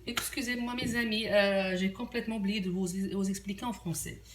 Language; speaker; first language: French; non-native, local second language; Arabic